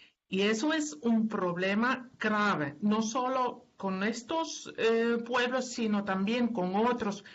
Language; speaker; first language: Spanish; non-native, fluent; German